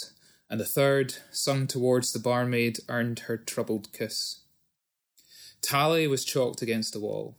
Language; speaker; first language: English; native; English